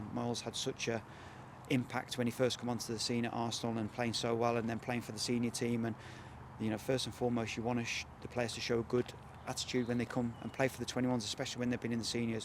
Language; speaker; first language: English; native; English